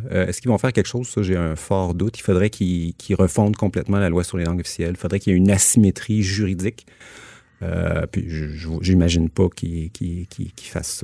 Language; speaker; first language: French; native; French